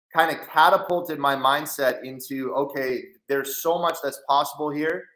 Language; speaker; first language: English; native; English